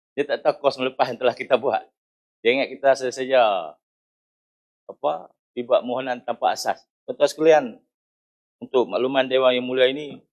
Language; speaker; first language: Malay; native; Malay